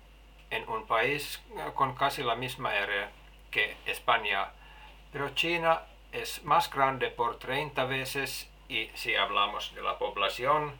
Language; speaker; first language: Spanish; non-native, learner; Finnish